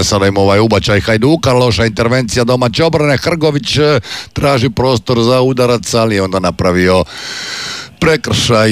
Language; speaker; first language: Serbian; native; Serbian